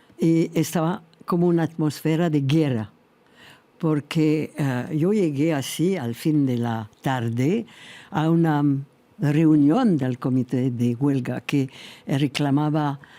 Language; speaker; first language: Spanish; non-native, fluent; French